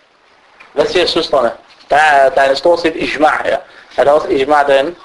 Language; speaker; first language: Danish; non-native, fluent; Arabic